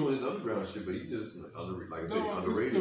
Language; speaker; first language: English; native; English